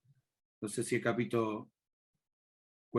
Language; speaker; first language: Italian; non-native, learner; Spanish